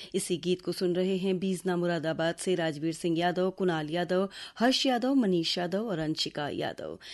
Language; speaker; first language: Hindi; native; Hindi